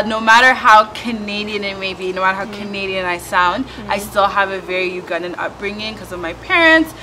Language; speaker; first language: English; native; English